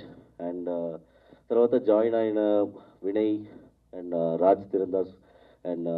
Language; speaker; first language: Telugu; non-native, learner; Tamil